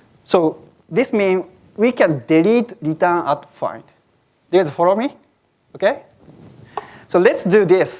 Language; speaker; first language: English; non-native, fluent; Japanese